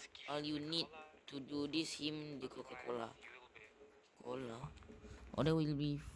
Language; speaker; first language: English; non-native, local second language; Malay